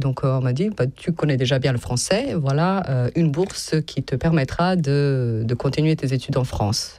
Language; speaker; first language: French; non-native, fluent; Serbian